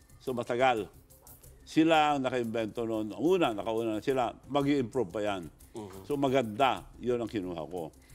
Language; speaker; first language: Filipino; non-native, local second language; Iloko